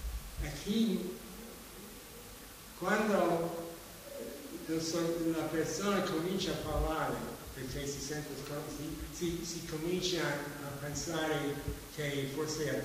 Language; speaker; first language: Italian; non-native, fluent; English